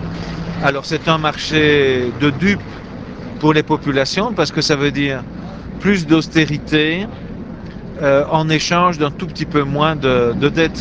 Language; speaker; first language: French; native; French